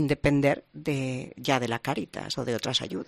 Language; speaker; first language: Spanish; native; Spanish